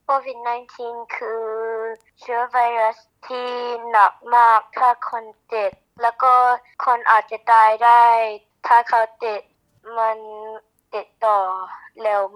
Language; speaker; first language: Thai; early bilingual, heritage; Thai